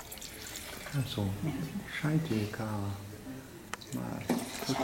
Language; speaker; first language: Japanese; non-native, fluent; French